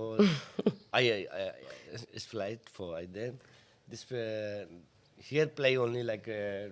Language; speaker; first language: English; non-native, learner; Hindi